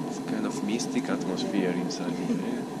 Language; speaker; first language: English; non-native, learner; Italian